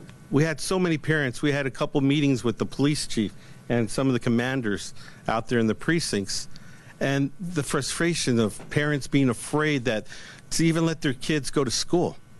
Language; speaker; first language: English; early bilingual, other home language; Spanish